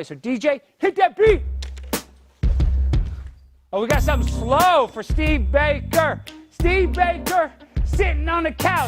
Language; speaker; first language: English; native; English